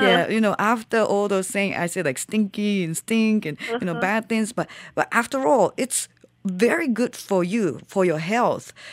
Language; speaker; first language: English; non-native, fluent; Japanese